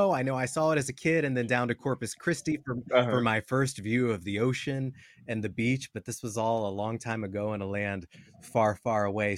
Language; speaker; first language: English; native; English